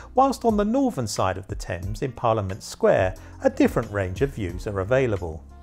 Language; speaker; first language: English; native; English